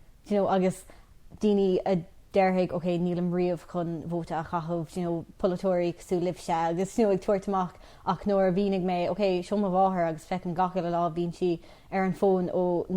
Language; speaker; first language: Irish; non-native, local second language; English